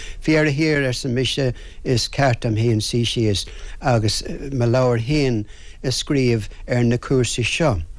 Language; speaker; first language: Irish; non-native, local second language; English